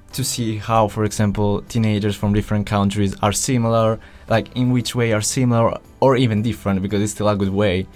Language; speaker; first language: English; non-native, fluent; Italian